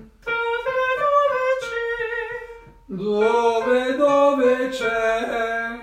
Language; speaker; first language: Italian; non-native, learner; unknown